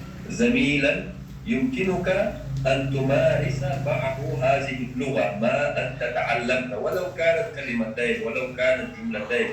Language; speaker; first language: Arabic; non-native, fluent; Chechen